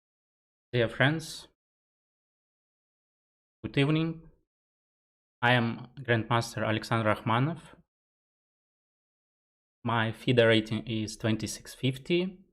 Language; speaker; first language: English; non-native, fluent; Russian